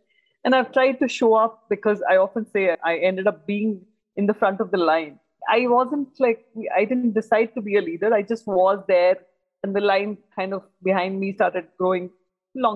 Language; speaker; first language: English; non-native, local second language; Hindi